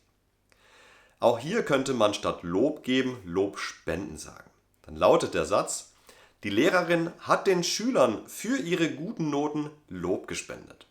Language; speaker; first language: German; native; German